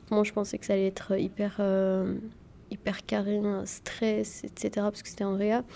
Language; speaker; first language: French; early bilingual, other home language; Arabic